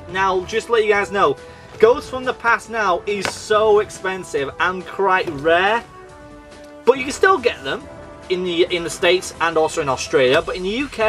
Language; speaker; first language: English; native; English